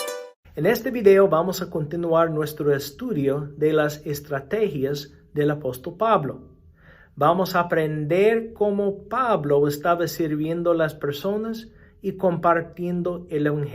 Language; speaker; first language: Spanish; non-native, fluent; English